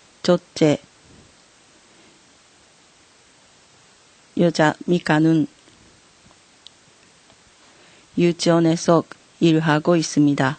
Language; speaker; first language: Korean; non-native, learner; Japanese